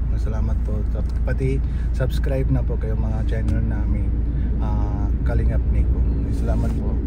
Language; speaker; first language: Filipino; non-native, learner; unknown